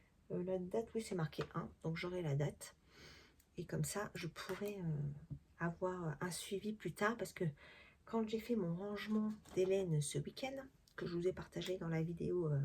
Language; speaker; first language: French; native; French